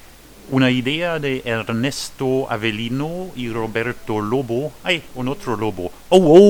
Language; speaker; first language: Spanish; non-native, learner; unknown